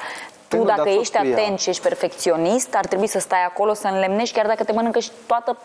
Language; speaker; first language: Romanian; native; Romanian